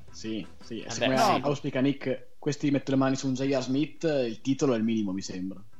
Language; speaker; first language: Italian; native; Italian